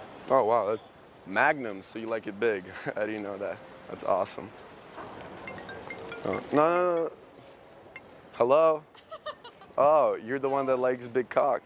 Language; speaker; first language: English; early bilingual, other home language; Russian